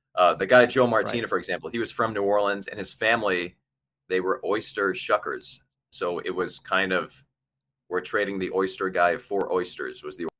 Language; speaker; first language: English; native; English